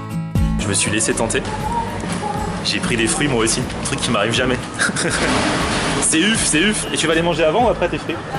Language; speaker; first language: French; native; French